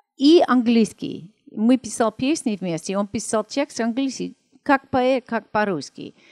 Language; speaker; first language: Russian; non-native, fluent; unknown